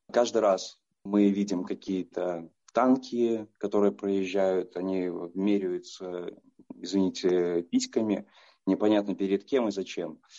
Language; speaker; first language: Russian; native; Russian